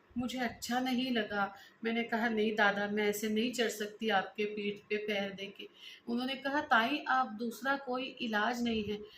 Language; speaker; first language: Hindi; non-native, local second language; Marathi